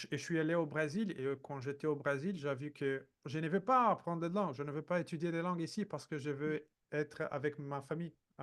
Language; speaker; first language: French; non-native, fluent; Portuguese